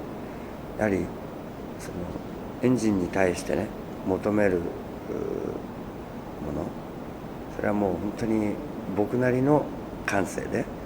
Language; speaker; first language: Japanese; native; Japanese